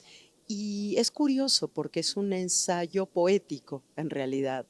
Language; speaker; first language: Spanish; native; Spanish